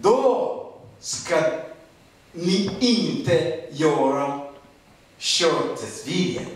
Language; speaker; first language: Swedish; non-native, learner; Rundi